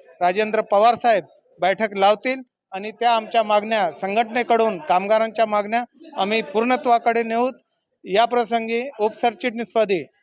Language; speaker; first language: Marathi; native; Marathi